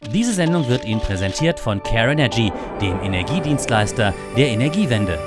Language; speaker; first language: German; native; German